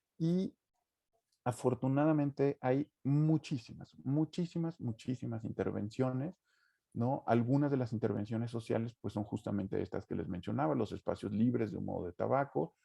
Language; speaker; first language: Spanish; native; Spanish